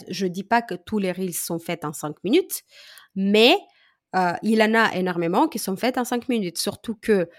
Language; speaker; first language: French; non-native, fluent; Romanian